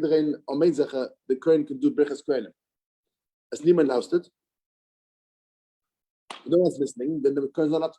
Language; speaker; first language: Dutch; non-native, learner; English